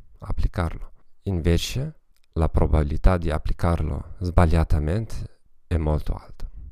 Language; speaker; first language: Italian; non-native, fluent; German